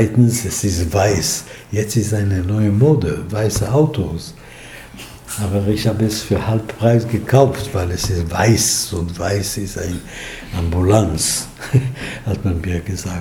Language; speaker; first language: German; non-native, fluent; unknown